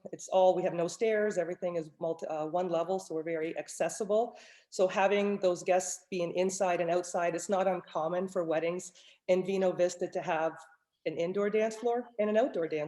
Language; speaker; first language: English; native; English